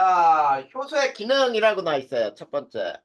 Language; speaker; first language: Korean; native; Korean